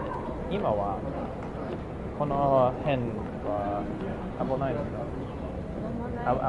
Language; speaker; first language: Japanese; non-native, learner; English